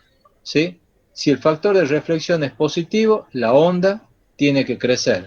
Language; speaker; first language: Spanish; native; Spanish